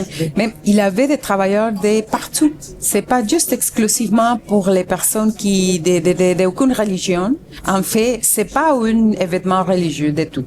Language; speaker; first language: French; non-native, fluent; Spanish